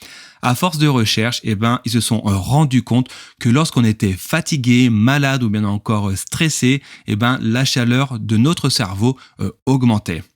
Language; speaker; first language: French; native; French